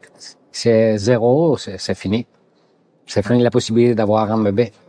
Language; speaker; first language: French; non-native, learner; Italian